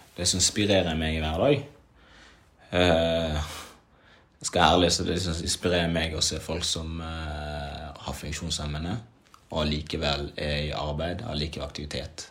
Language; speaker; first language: Norwegian; early bilingual, other home language; Swahili